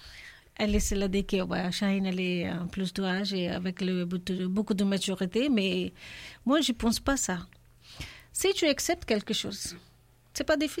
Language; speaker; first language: French; non-native, learner; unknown